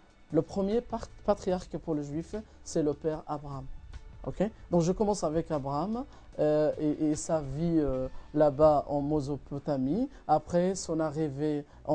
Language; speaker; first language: French; non-native, fluent; Arabic